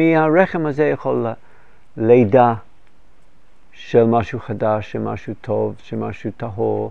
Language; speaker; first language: Hebrew; non-native, fluent; English